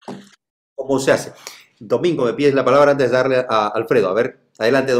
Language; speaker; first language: Spanish; native; Spanish